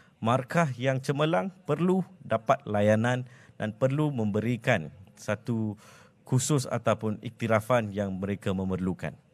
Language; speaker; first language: Malay; non-native, local second language; Tamil